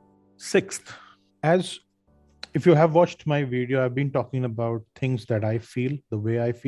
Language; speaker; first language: English; non-native, local second language; Hindi